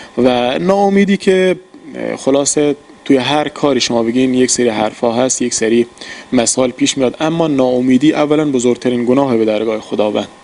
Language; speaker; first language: Persian; non-native, local second language; Baluchi